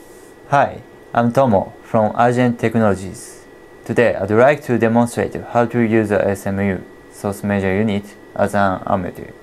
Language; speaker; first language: English; non-native, fluent; Japanese